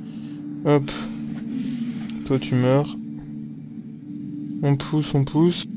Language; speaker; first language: French; native; French